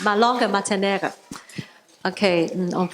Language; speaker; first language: French; non-native, learner; Cantonese